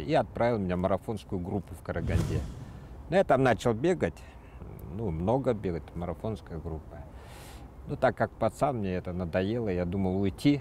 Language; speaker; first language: Russian; native; Russian